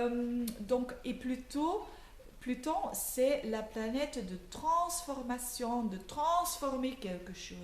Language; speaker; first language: French; non-native, learner; Dutch